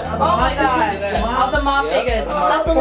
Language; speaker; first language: English; native; English